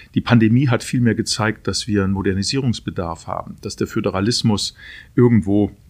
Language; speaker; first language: German; native; German